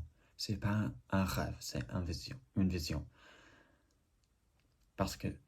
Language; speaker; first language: French; non-native, learner; English